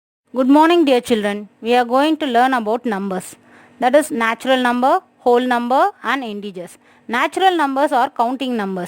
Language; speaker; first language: English; non-native, local second language; Tamil